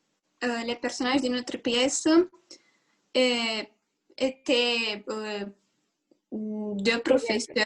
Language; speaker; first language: French; non-native, learner; Romanian